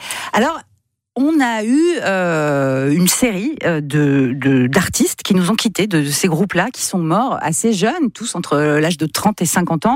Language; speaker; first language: French; native; French